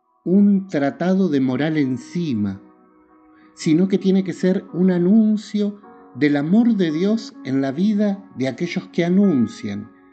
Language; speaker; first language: Spanish; native; Spanish